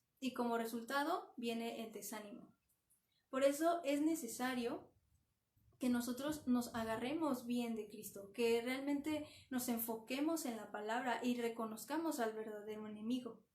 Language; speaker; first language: Spanish; native; Spanish